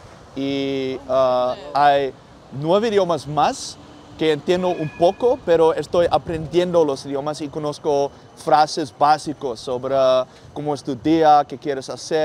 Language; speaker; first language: Spanish; non-native, learner; Dutch